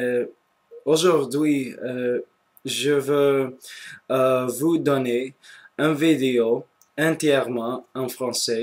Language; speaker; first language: French; non-native, local second language; English